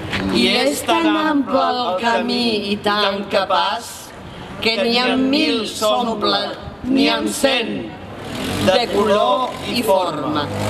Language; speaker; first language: Catalan; non-native, fluent; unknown